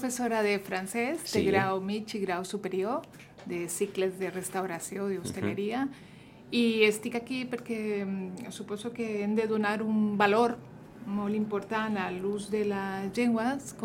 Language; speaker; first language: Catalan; non-native, local second language; Spanish